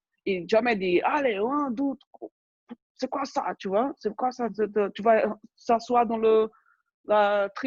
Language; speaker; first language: French; non-native, fluent; Portuguese